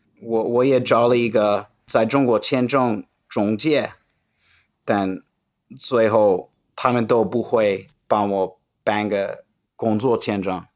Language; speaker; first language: Chinese; non-native, fluent; English